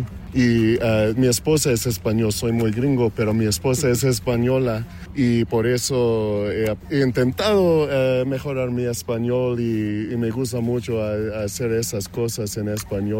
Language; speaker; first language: Spanish; non-native, fluent; English